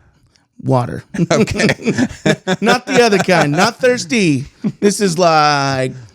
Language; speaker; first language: English; native; English